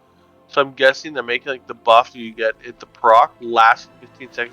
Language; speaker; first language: English; native; English